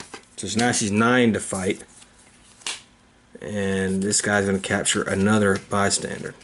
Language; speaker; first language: English; native; English